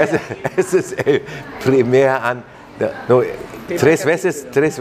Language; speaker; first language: Spanish; non-native, fluent; German